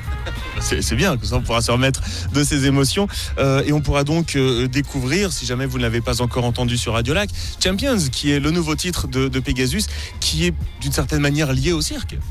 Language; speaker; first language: French; native; French